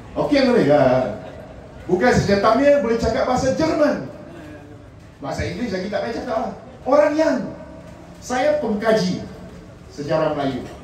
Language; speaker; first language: Malay; non-native, local second language; Min Nan Chinese